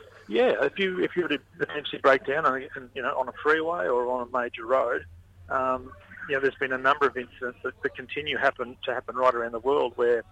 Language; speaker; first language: English; native; English